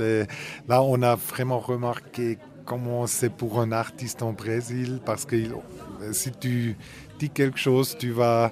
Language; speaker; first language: French; non-native, local second language; German